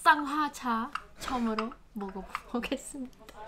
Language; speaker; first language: Korean; non-native, learner; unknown